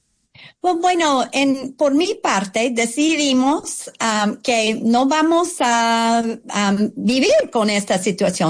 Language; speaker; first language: Spanish; non-native, fluent; English